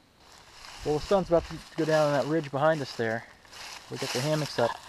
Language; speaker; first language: English; native; English